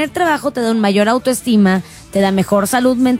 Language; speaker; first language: Spanish; native; Spanish